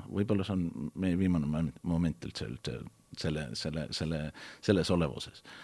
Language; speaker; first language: Estonian; early bilingual, heritage; Estonian